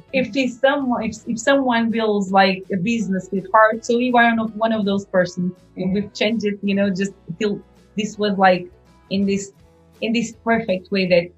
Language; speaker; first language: English; non-native, fluent; Portuguese